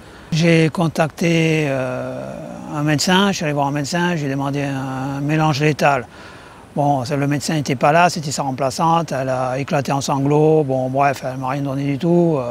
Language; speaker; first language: French; native; French